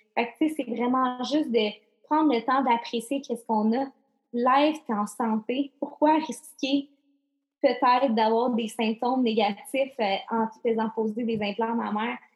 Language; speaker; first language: French; native; French